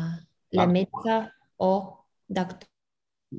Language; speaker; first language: Spanish; non-native, learner; Russian